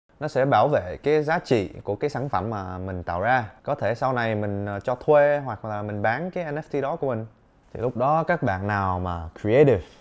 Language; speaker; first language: Vietnamese; early bilingual, heritage; Vietnamese